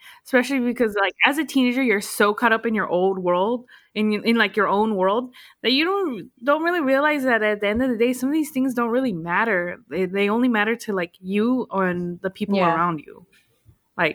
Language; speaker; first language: English; early bilingual, other home language; Spanish